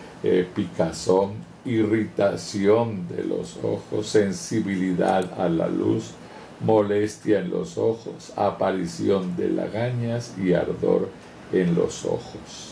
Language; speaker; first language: Spanish; native; Spanish